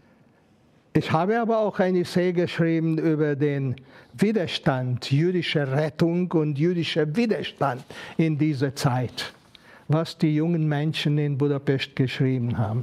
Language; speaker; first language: German; non-native, fluent; Hungarian